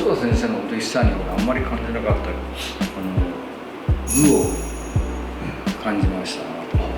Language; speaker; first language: Japanese; native; Japanese